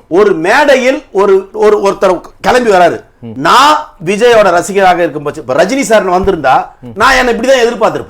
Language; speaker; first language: Tamil; native; Tamil